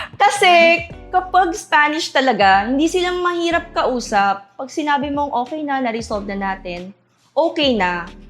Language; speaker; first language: Filipino; native; Filipino